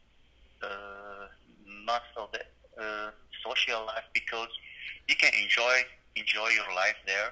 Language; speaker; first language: English; non-native, learner; Arabic